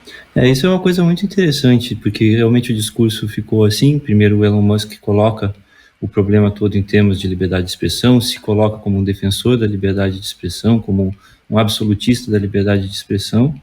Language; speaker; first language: Portuguese; native; Portuguese